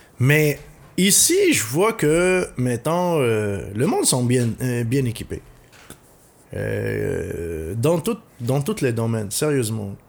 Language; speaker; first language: French; non-native, local second language; Arabic